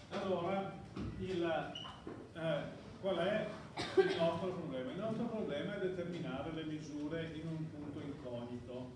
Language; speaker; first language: Italian; native; Italian